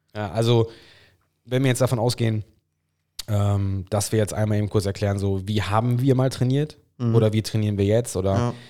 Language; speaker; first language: German; non-native, fluent; English